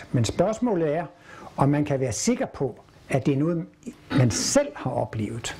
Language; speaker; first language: Danish; native; Danish